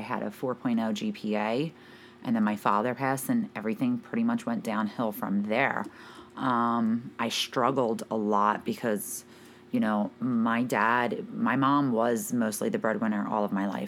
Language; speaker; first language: English; native; English